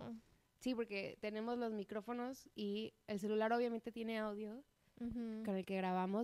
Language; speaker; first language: Spanish; native; Spanish